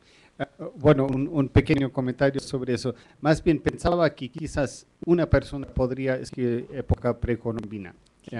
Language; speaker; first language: Spanish; non-native, fluent; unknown